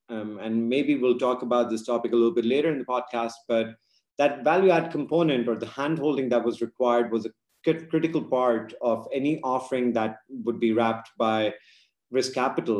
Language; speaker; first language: English; non-native, local second language; Urdu